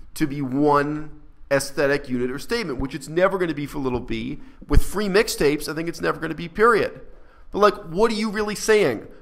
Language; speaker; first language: English; native; English